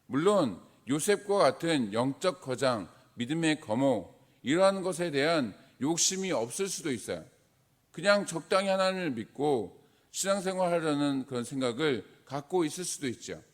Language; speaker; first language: Korean; native; Korean